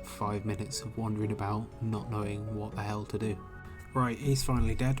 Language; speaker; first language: English; native; English